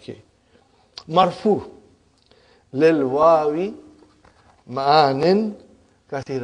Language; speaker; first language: Arabic; non-native, fluent; English